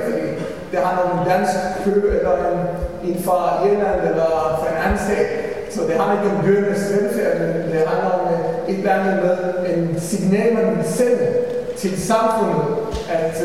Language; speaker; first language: Danish; non-native, fluent; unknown